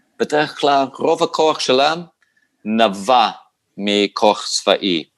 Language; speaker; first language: Hebrew; non-native, fluent; English